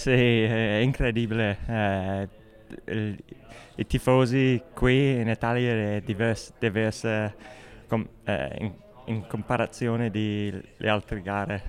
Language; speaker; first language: Italian; non-native, learner; English